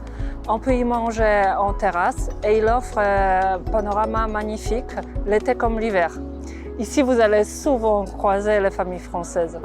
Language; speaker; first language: French; non-native, fluent; Russian